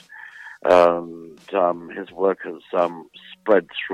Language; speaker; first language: English; native; English